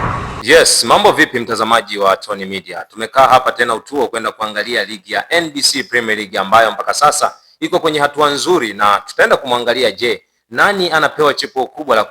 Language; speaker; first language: Swahili; native; Swahili